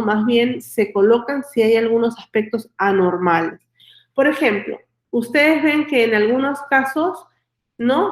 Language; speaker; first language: Spanish; native; Spanish